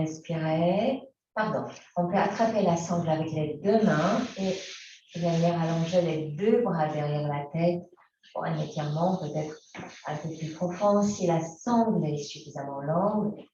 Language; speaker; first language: French; native; French